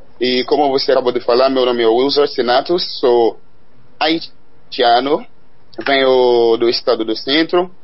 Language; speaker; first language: Portuguese; non-native, fluent; Haitian Creole